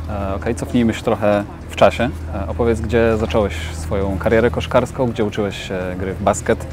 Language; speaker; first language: Polish; native; Polish